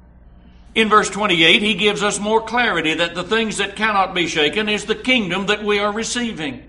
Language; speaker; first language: English; native; English